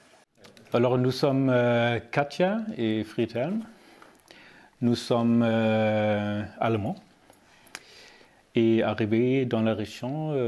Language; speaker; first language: French; non-native, learner; German